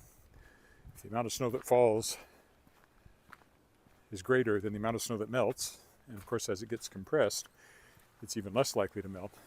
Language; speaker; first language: English; native; English